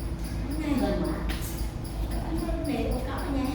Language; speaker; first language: Vietnamese; native; Vietnamese